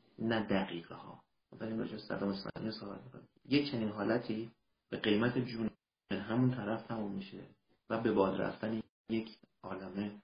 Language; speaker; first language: Persian; early bilingual, heritage; Persian